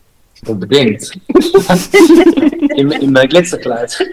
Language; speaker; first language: German; non-native, learner; Dutch